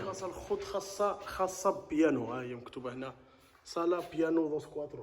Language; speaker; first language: Arabic; native; Arabic